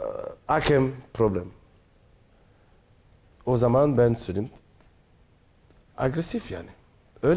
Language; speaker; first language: Turkish; non-native, learner; French